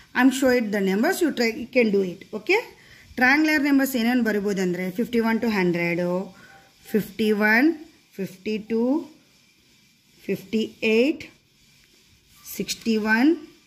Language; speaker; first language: English; non-native, local second language; Kannada